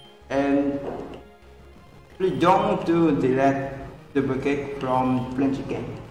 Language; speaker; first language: English; non-native, learner; Vietnamese